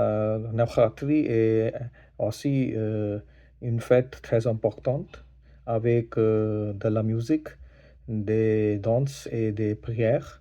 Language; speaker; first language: French; non-native, learner; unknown